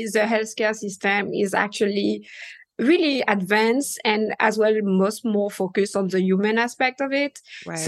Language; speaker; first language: English; non-native, fluent; French